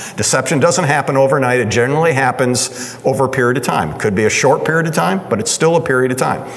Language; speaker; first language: English; native; English